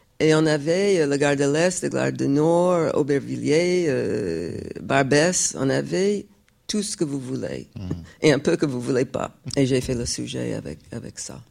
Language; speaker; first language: French; non-native, fluent; English